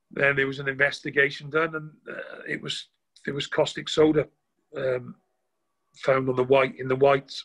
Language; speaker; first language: English; native; English